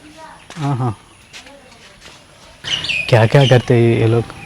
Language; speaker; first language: Hindi; non-native, local second language; Telugu